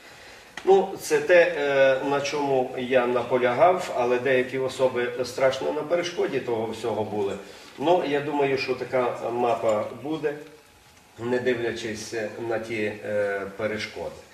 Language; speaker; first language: Ukrainian; native; Ukrainian